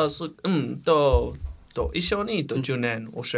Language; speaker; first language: Japanese; non-native, learner; English